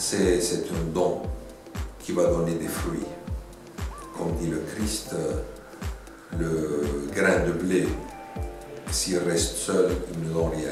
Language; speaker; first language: French; non-native, fluent; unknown